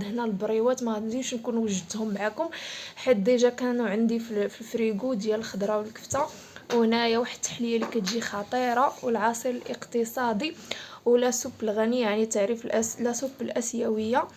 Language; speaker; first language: Arabic; native; Arabic